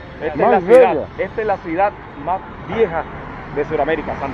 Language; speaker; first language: Spanish; native; Spanish